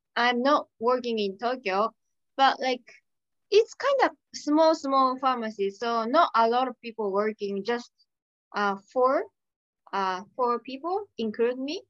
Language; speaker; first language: English; non-native, learner; Japanese